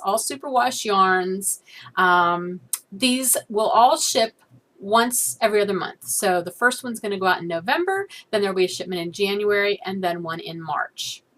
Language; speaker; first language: English; native; English